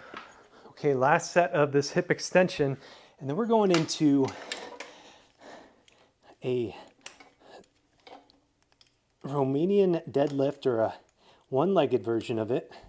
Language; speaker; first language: English; native; English